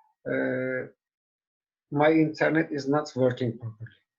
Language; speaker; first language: English; non-native, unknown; Turkish